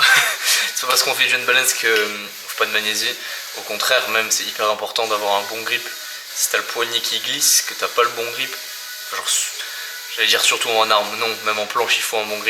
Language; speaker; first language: French; native; French